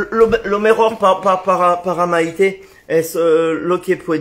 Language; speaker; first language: Spanish; non-native, learner; French